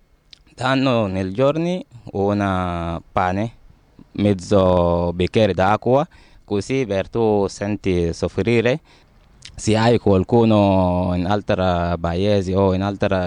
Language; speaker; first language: Italian; non-native, learner; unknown